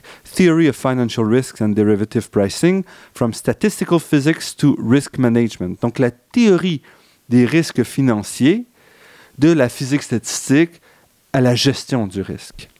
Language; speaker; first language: French; native; French